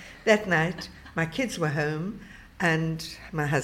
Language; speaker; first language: English; native; English